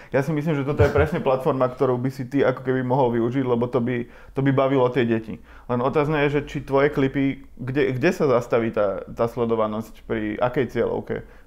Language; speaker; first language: Slovak; native; Slovak